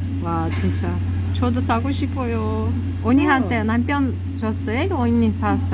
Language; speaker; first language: Korean; non-native, learner; Kazakh